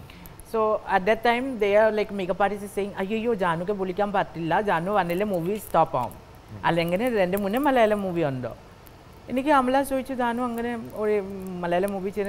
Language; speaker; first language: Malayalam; non-native, local second language; Assamese